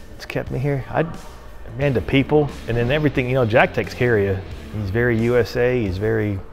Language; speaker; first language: English; native; English